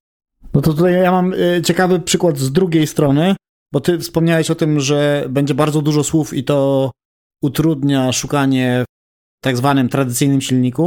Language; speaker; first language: Polish; native; Polish